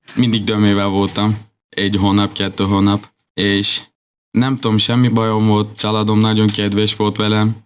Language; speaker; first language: Hungarian; non-native, learner; Turkish